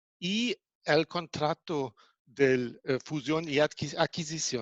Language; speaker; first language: Spanish; non-native, fluent; German